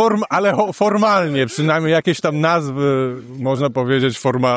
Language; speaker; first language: Polish; native; Polish